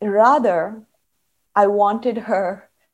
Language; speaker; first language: English; non-native, local second language; Kannada